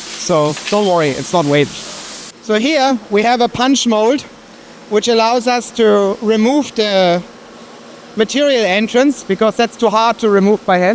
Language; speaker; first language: English; non-native, fluent; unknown